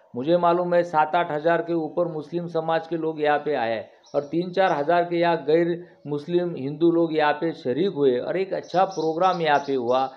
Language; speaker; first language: Hindi; non-native, local second language; Marathi